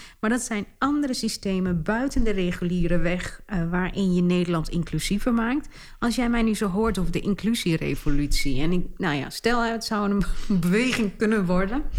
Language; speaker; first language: Dutch; early bilingual, other home language; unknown